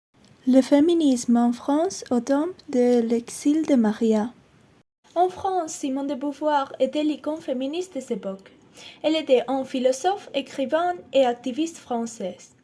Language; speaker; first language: French; non-native, learner; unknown